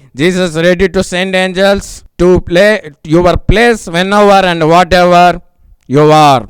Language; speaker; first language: English; non-native, local second language; Telugu